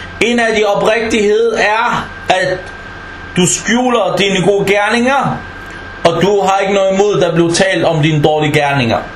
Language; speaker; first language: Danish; non-native, fluent; Arabic